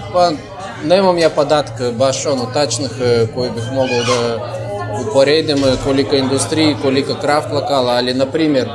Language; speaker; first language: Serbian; non-native, fluent; Russian